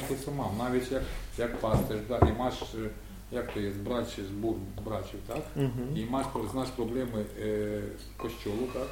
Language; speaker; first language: Polish; non-native, learner; Ukrainian